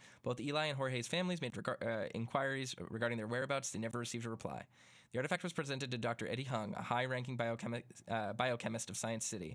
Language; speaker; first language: English; native; English